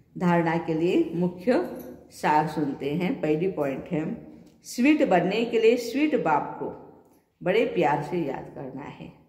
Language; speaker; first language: Hindi; non-native, local second language; Marathi